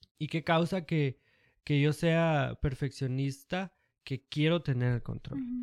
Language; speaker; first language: Spanish; native; Spanish